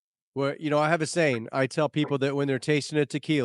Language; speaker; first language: English; native; English